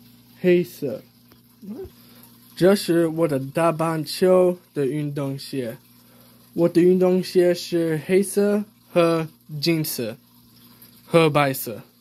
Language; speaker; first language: Chinese; non-native, learner; English